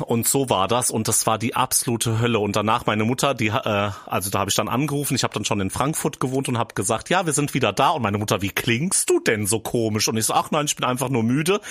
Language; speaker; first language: German; native; German